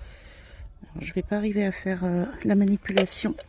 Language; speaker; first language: French; native; French